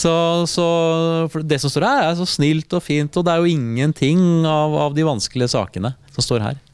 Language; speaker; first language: Norwegian; native; Norwegian